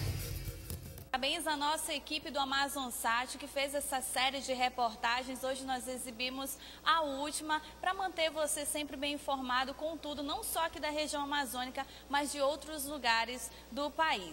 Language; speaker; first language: Portuguese; native; Portuguese